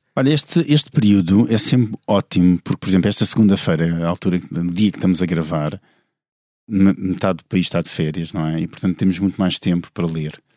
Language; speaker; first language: Portuguese; native; Portuguese